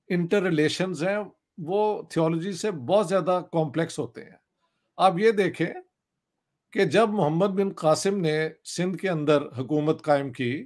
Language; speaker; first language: Urdu; non-native, local second language; Punjabi